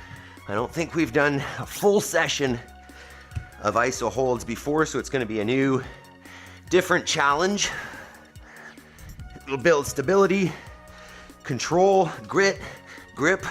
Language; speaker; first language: English; native; English